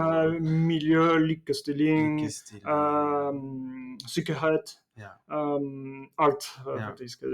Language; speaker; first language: Norwegian; non-native, fluent; French